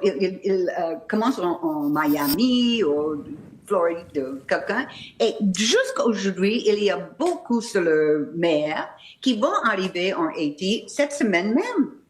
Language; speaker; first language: French; non-native, fluent; English